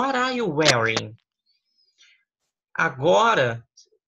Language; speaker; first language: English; non-native, fluent; Portuguese